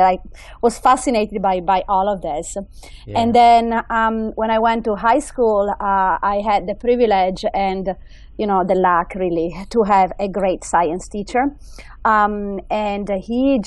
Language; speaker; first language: English; non-native, fluent; Italian